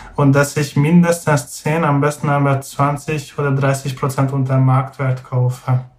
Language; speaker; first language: German; non-native, fluent; Hungarian